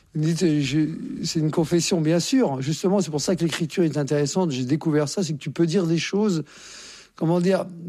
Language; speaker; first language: French; native; French